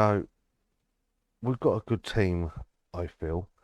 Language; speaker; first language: English; native; English